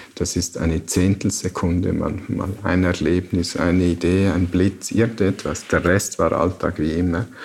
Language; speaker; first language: German; native; German